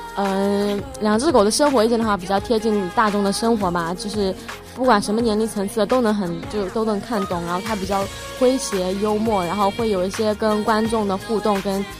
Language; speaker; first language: Chinese; native; Chinese